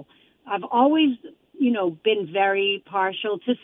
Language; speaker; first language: English; native; English